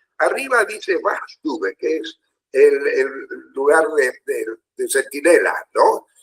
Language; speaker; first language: Spanish; early bilingual, other home language; German